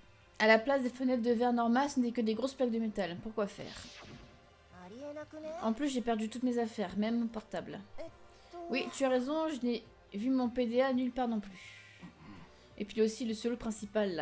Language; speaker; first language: French; native; French